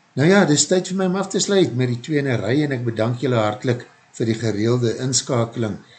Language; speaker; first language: Afrikaans; native; Afrikaans